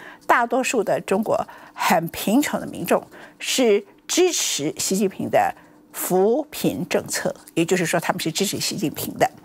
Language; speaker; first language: Chinese; native; Chinese